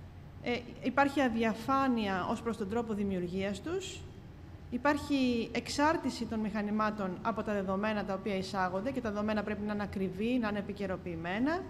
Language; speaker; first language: Greek; native; Greek